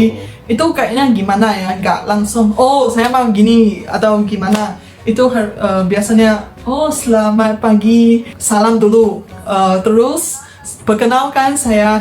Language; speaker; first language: Indonesian; non-native, fluent; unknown